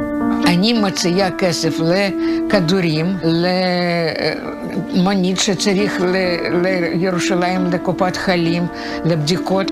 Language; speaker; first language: Hebrew; non-native, learner; Russian